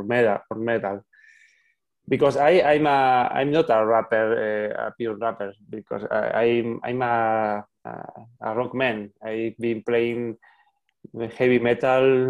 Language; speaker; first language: English; non-native, learner; Spanish